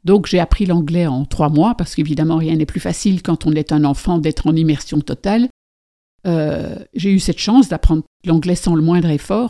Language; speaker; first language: French; native; French